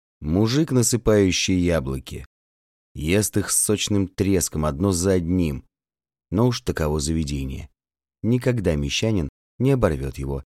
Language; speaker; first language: Russian; native; Russian